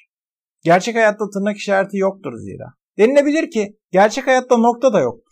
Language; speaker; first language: Turkish; native; Turkish